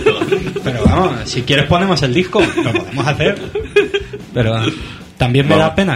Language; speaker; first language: Spanish; native; Spanish